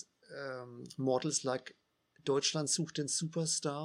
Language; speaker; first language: English; non-native, fluent; German